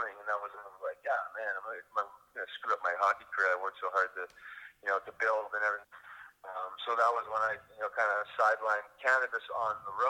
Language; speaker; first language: English; native; English